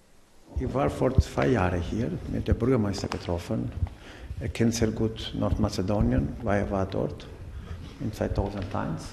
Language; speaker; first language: German; non-native, learner; Macedonian